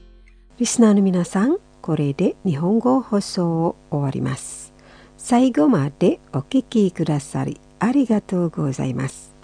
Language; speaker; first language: Japanese; non-native, fluent; Indonesian